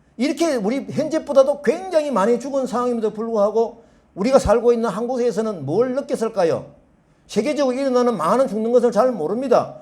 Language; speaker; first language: Korean; native; Korean